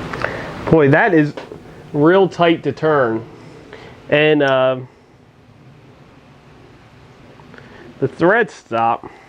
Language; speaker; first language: English; native; English